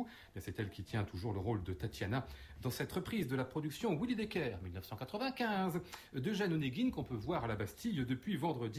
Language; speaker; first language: French; native; French